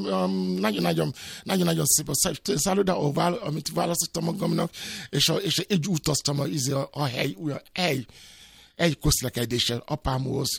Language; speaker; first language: Hungarian; non-native, fluent; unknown